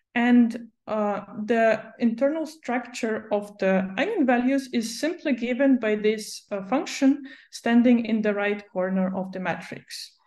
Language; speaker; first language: English; non-native, fluent; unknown